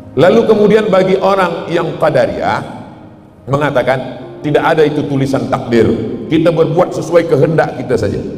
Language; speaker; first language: Malay; native; Malay